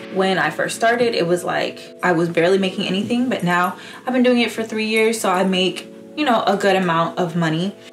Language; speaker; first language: English; native; English